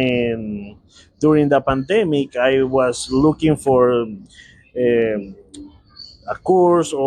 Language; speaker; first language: English; non-native, learner; Spanish